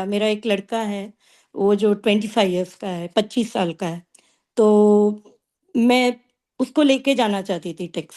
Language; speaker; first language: Hindi; non-native, local second language; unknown